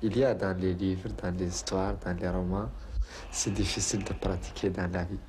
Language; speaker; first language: French; non-native, local second language; Arabic